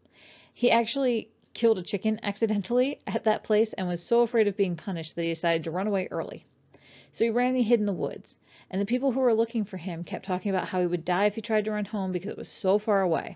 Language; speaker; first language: English; native; English